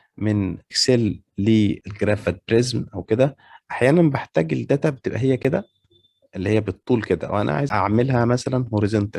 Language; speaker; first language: Arabic; native; Arabic